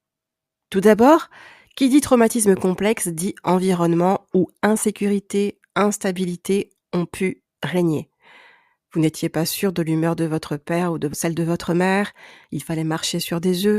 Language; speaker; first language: French; native; French